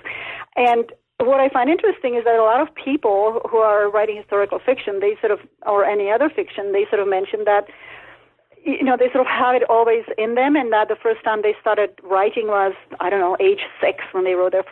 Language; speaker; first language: English; non-native, fluent; Czech